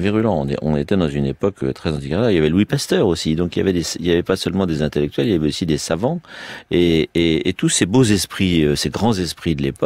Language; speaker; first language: French; native; French